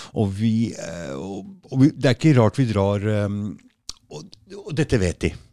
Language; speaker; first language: Norwegian; native; Norwegian